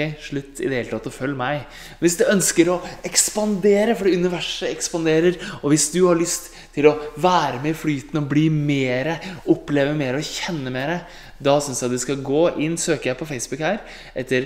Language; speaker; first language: Norwegian; native; Norwegian